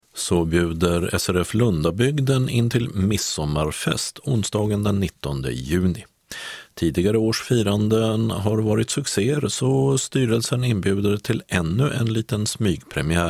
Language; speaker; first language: Swedish; native; Swedish